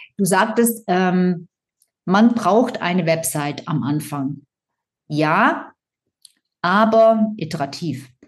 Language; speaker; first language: German; native; German